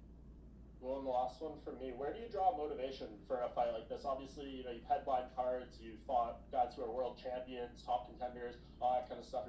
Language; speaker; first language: English; native; English